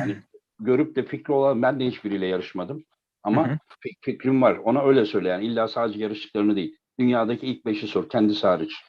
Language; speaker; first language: Turkish; native; Turkish